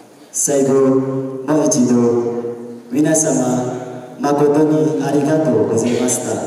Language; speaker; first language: Japanese; non-native, learner; Indonesian